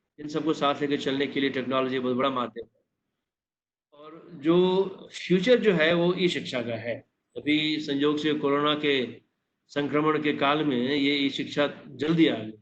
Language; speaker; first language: Hindi; non-native, local second language; Maithili